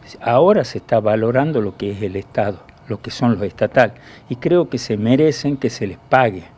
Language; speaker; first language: Spanish; native; Spanish